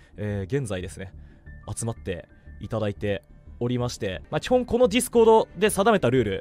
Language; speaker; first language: Japanese; native; Japanese